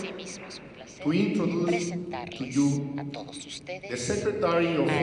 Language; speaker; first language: Spanish; native; Spanish